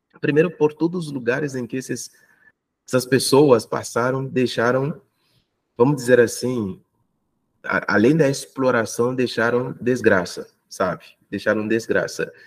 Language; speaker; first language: Portuguese; non-native, fluent; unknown